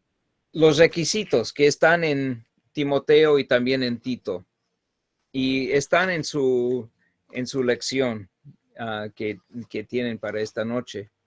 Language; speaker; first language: Spanish; non-native, fluent; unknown